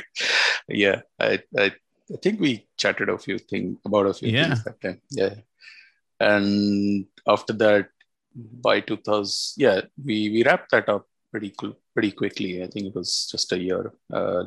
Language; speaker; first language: English; non-native, local second language; Marathi